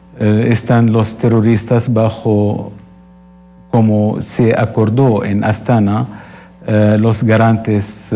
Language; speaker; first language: Spanish; non-native, fluent; Arabic